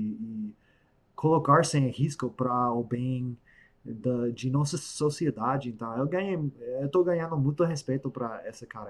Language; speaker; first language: Portuguese; non-native, fluent; English